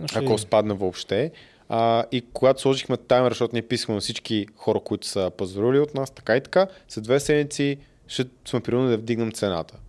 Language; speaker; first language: Bulgarian; native; Bulgarian